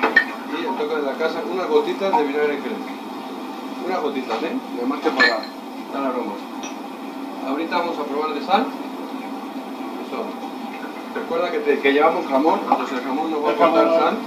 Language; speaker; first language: Spanish; native; Spanish